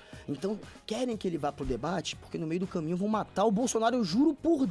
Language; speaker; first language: Portuguese; native; Portuguese